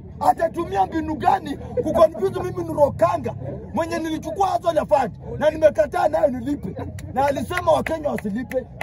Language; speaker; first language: Swahili; non-native, local second language; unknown